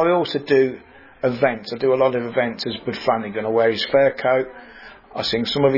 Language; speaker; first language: English; native; English